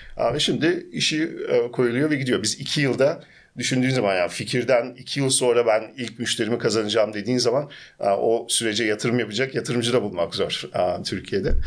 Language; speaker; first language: Turkish; early bilingual, heritage; Turkish